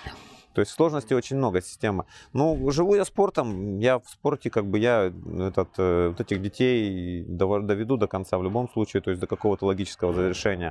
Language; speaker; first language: Russian; native; Russian